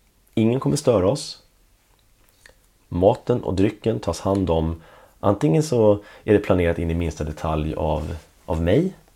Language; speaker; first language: Swedish; native; Swedish